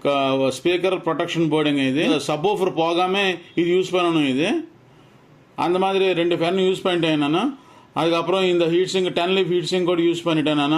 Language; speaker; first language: Tamil; non-native, local second language; Telugu